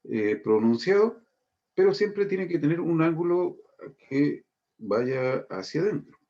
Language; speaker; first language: Spanish; native; Spanish